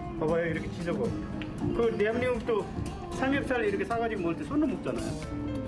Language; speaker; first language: Korean; non-native, fluent; Nepali